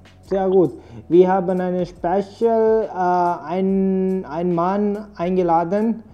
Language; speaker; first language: German; non-native, learner; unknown